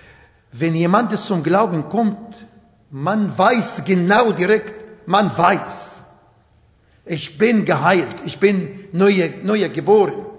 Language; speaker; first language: German; non-native, fluent; Arabic